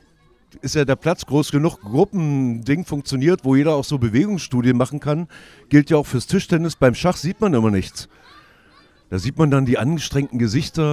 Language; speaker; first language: German; native; German